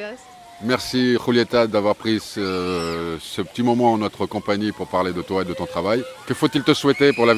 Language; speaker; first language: French; native; French